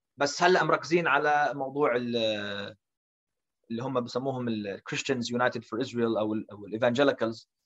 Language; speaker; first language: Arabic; early bilingual, heritage; Arabic